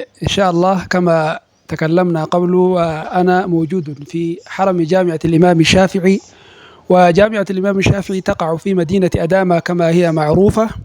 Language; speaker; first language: Arabic; non-native, fluent; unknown